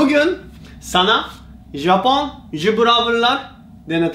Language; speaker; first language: Turkish; non-native, learner; Japanese